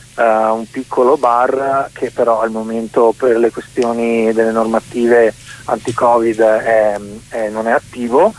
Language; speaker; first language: Italian; native; Italian